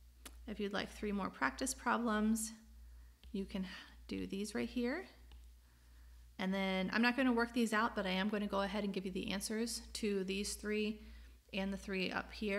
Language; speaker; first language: English; native; English